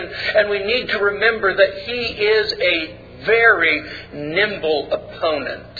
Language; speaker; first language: English; native; English